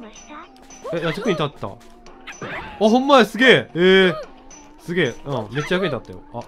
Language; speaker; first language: Japanese; native; Japanese